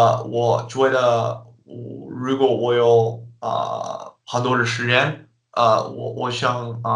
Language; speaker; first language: Chinese; non-native, learner; Dutch